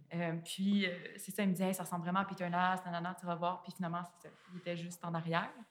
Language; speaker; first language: French; native; French